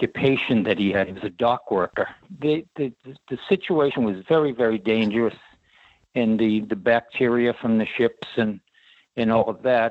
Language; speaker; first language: English; native; English